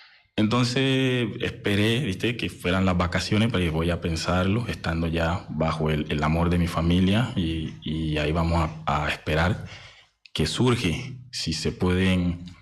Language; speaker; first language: Spanish; native; Spanish